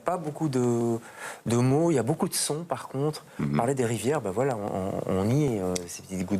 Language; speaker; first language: French; native; French